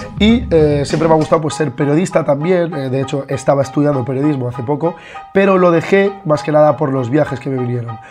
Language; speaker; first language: Spanish; early bilingual, other home language; Arabic